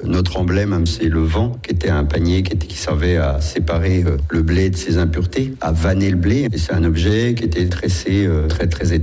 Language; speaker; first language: French; native; French